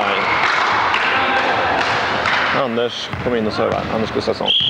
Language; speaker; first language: Swedish; native; Swedish